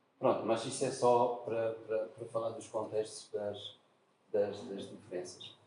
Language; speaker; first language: Portuguese; native; Portuguese